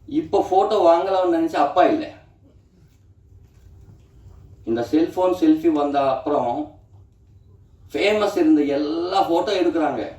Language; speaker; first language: Tamil; non-native, learner; Telugu